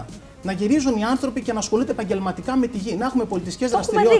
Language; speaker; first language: Greek; native; Greek